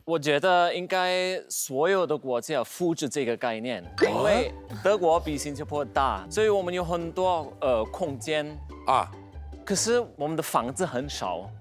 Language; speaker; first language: Chinese; non-native, fluent; German